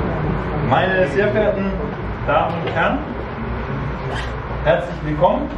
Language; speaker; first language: German; native; German